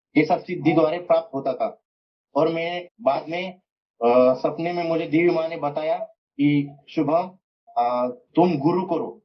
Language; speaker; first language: Hindi; non-native, local second language; Marathi